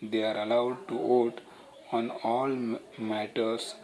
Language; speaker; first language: English; non-native, local second language; Marathi